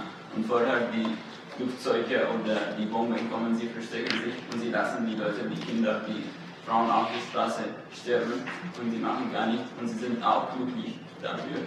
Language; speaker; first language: German; non-native, learner; Arabic